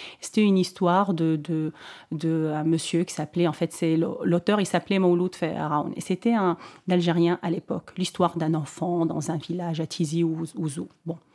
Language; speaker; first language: French; non-native, local second language; Arabic